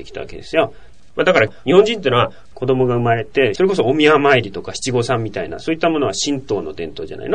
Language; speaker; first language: Japanese; native; Japanese